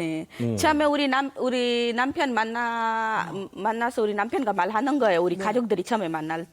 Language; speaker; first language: Korean; non-native, learner; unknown